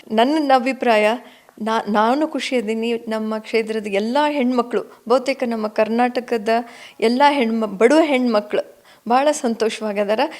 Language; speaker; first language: Kannada; native; Kannada